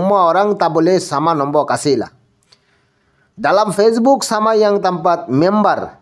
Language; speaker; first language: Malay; non-native, learner; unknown